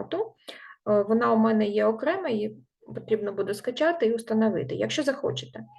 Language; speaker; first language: Ukrainian; non-native, local second language; Russian